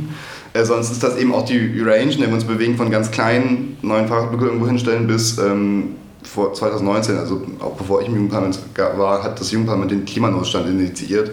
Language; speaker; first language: German; native; German